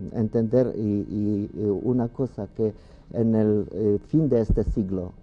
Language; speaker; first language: Spanish; non-native, fluent; Polish